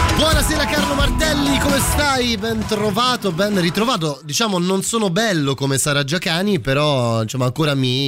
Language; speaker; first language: Italian; native; Italian